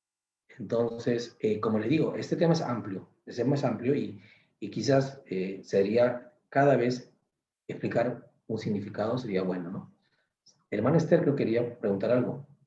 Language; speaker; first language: Spanish; native; Spanish